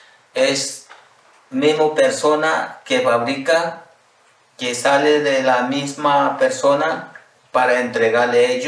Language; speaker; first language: Spanish; non-native, local second language; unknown